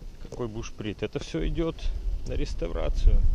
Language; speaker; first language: Russian; native; Russian